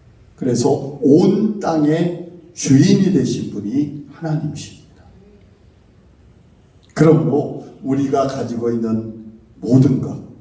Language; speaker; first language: Korean; native; Korean